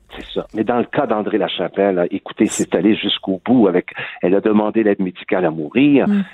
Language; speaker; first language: French; native; French